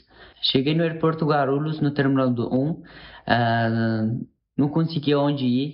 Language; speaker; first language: Portuguese; non-native, learner; Persian